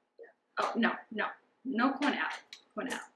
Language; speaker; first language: Spanish; non-native, learner; English